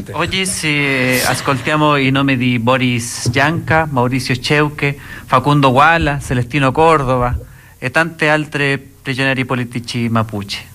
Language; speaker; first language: Italian; non-native, learner; Spanish